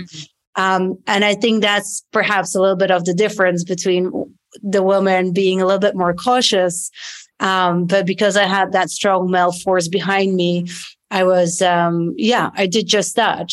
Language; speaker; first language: English; non-native, fluent; Dutch